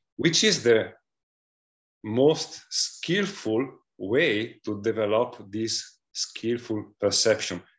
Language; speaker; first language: English; non-native, fluent; Italian